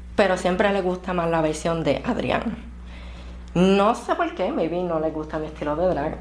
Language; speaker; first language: Spanish; native; Spanish